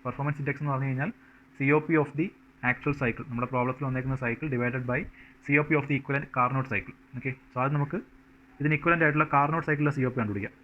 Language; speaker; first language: Malayalam; native; Malayalam